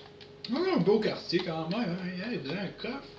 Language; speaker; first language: French; native; French